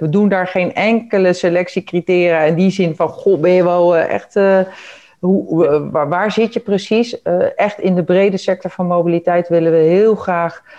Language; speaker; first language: Dutch; native; Dutch